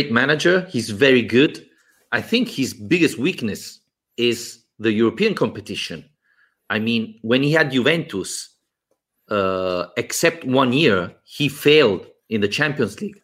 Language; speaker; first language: English; non-native, fluent; Italian